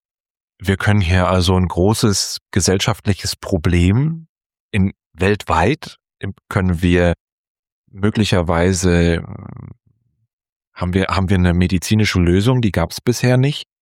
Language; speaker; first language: German; native; German